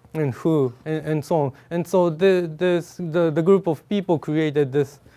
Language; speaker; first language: English; non-native, fluent; Japanese